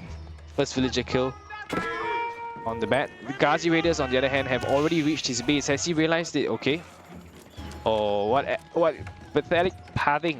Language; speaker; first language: English; native; English